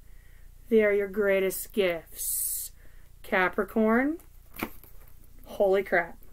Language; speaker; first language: English; native; English